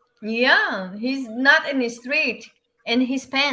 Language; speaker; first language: English; non-native, learner; Portuguese